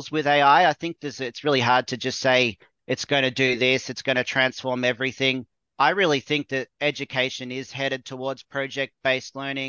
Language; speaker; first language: English; native; English